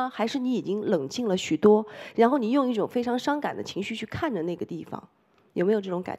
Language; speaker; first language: Chinese; native; Chinese